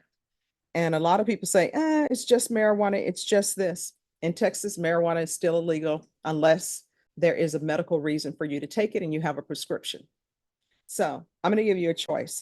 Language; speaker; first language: English; native; English